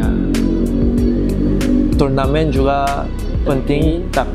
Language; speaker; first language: Indonesian; non-native, learner; Korean